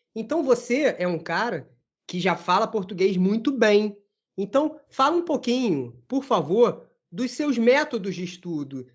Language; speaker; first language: Portuguese; native; Portuguese